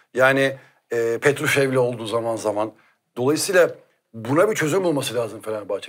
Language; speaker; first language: Turkish; native; Turkish